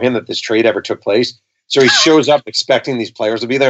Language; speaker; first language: English; native; English